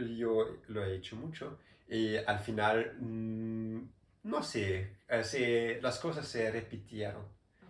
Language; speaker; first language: Spanish; non-native, learner; German